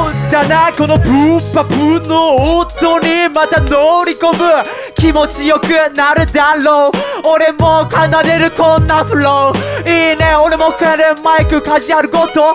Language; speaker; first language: Japanese; native; Japanese